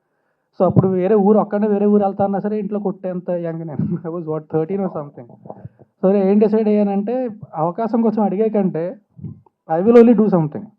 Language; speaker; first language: Telugu; native; Telugu